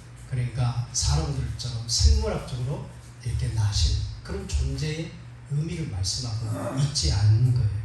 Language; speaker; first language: Korean; native; Korean